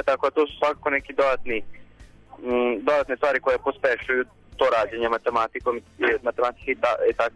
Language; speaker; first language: Serbian; native; Serbian